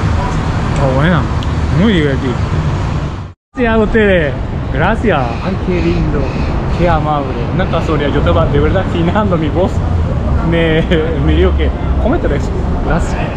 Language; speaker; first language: Spanish; non-native, learner; Japanese